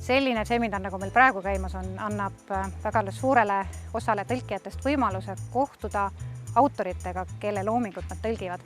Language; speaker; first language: Estonian; native; Estonian